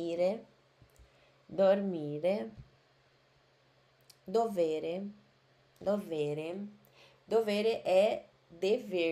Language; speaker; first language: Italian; non-native, fluent; Portuguese